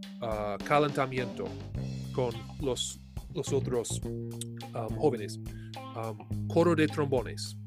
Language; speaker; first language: Spanish; non-native, learner; English